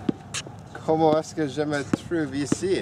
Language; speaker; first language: French; non-native, learner; English